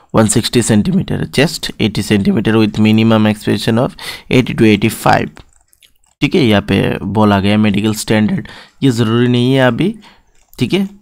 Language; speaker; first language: Hindi; non-native, local second language; Bangla